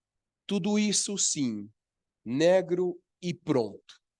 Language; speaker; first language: Portuguese; non-native, fluent; Spanish